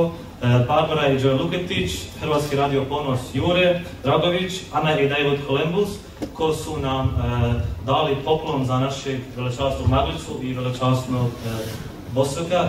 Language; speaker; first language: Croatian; early bilingual, heritage; Croatian